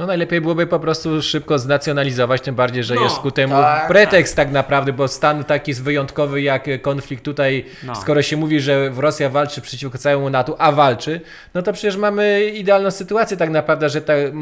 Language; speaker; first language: Polish; native; Polish